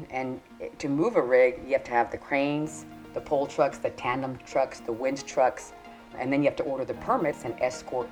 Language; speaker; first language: English; early bilingual, other home language; Spanish